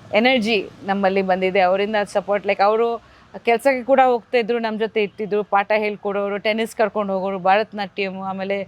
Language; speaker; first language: Kannada; non-native, fluent; Bangla